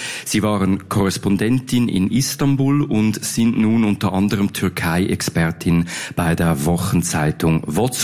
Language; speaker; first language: German; native; German